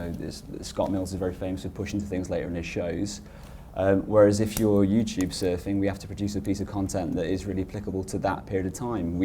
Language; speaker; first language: English; native; English